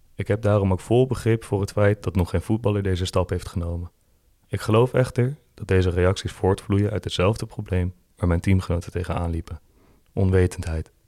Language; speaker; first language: Dutch; native; Dutch